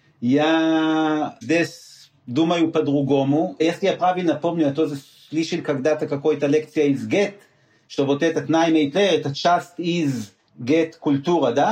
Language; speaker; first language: Russian; non-native, learner; Hebrew